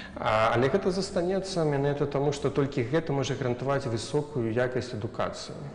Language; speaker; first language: Belarusian; native; Belarusian